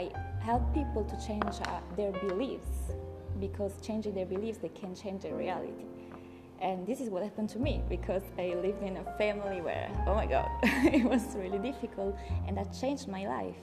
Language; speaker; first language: English; non-native, learner; Italian